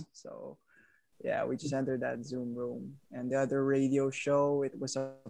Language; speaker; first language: English; non-native, local second language; Filipino